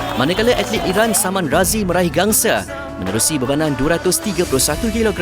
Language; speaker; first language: Malay; native; Malay